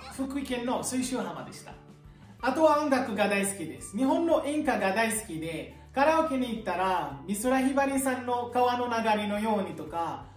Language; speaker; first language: Japanese; non-native, fluent; Arabic